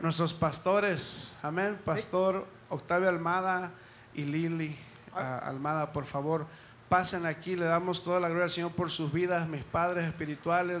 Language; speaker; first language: Spanish; early bilingual, heritage; Spanish